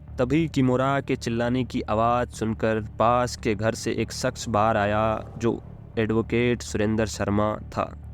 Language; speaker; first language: Hindi; native; Hindi